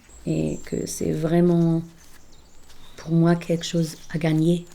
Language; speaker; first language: French; non-native, fluent; German